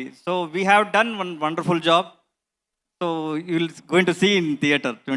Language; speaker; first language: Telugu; non-native, learner; Kannada